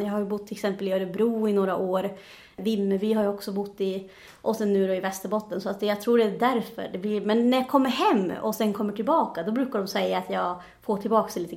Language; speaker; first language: Swedish; native; Swedish